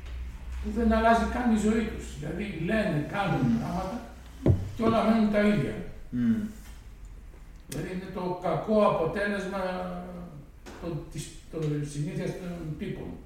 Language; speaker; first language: Greek; native; Greek